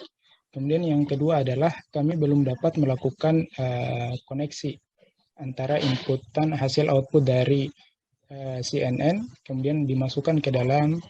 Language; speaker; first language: Indonesian; native; Indonesian